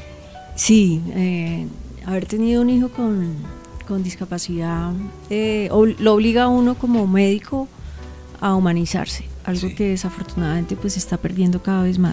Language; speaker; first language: Spanish; native; Spanish